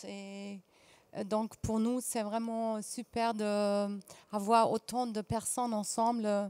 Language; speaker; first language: French; non-native, fluent; German